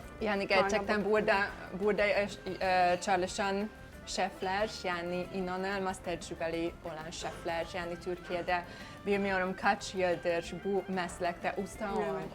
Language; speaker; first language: Turkish; non-native, fluent; Hungarian